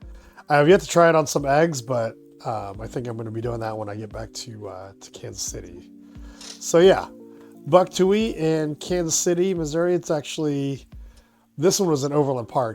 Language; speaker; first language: English; native; English